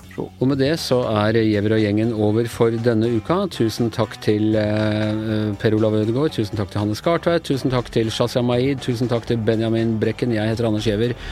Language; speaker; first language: Norwegian; native; Norwegian